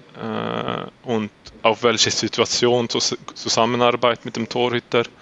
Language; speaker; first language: German; non-native, learner; Swedish